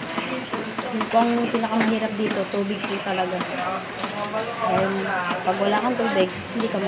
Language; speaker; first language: Filipino; native; Filipino